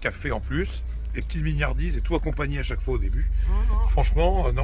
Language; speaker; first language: French; native; French